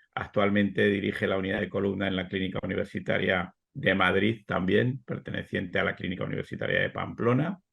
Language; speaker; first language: Spanish; native; Spanish